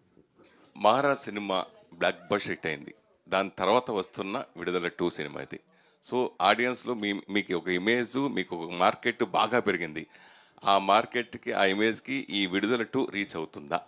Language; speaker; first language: Telugu; native; Telugu